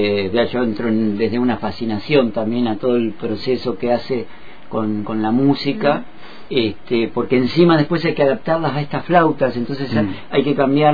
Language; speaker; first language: Spanish; native; Spanish